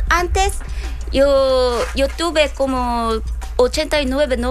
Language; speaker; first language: Spanish; non-native, learner; Korean